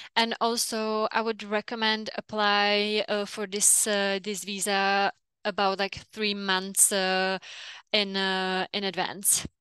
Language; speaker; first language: English; non-native, fluent; Czech